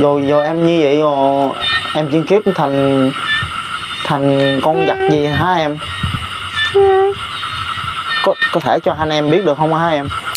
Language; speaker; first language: Vietnamese; native; Vietnamese